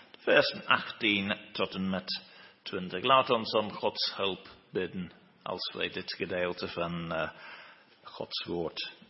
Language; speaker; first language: Dutch; non-native, fluent; English